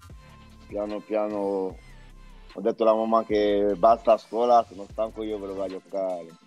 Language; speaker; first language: Italian; non-native, fluent; French